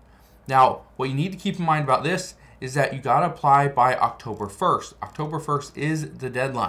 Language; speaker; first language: English; native; English